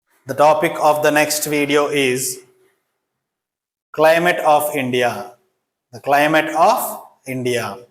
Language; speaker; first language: English; non-native, local second language; Telugu